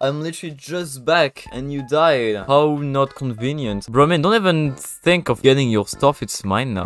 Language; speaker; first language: English; non-native, fluent; French